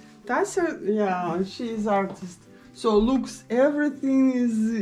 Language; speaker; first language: English; non-native, learner; Russian